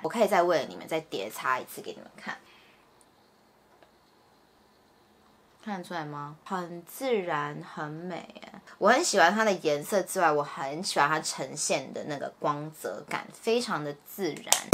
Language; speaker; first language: Chinese; early bilingual, heritage; Chinese